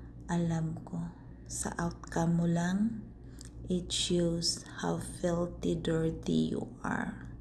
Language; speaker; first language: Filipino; non-native, local second language; Cebuano